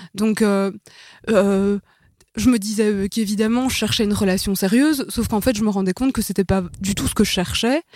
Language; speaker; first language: French; native; French